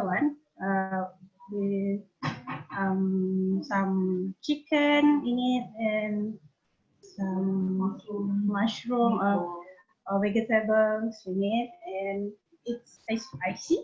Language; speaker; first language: English; non-native, learner; Indonesian